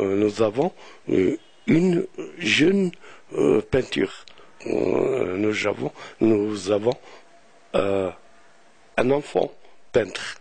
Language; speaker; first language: French; non-native, local second language; Arabic